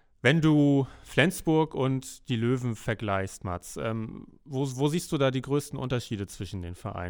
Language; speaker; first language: German; native; German